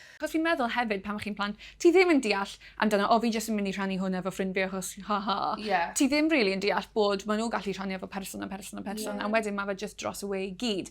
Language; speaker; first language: Welsh; non-native, local second language; English